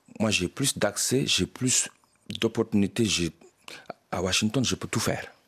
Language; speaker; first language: French; non-native, local second language; Wolof